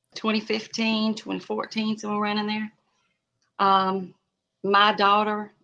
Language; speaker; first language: English; native; English